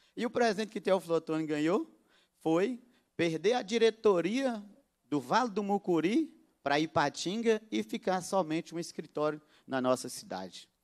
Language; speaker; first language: Portuguese; native; Portuguese